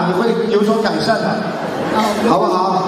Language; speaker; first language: Chinese; native; Chinese